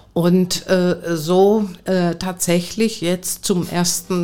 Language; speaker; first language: German; non-native, fluent; Greek